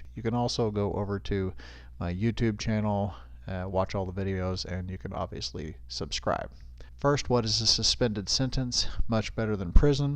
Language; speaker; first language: English; native; English